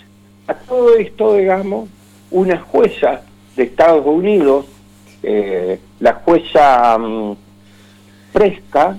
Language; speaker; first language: Spanish; native; Spanish